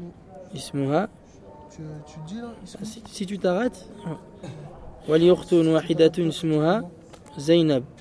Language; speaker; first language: Arabic; non-native, fluent; French